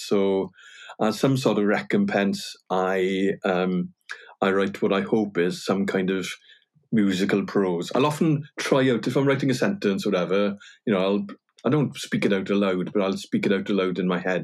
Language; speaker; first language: English; non-native, local second language; Welsh